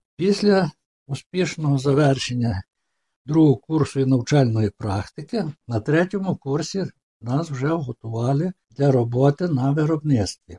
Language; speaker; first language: Ukrainian; native; Ukrainian